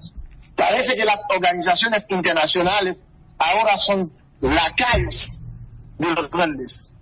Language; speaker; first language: Spanish; non-native, fluent; Haitian Creole